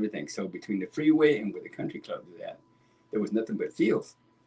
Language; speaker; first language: English; native; English